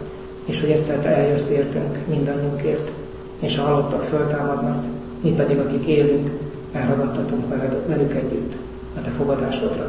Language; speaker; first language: Hungarian; native; Hungarian